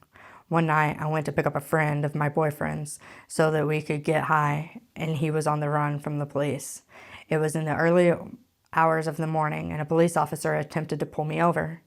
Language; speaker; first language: English; native; English